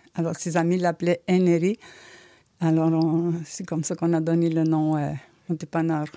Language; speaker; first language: French; non-native, local second language; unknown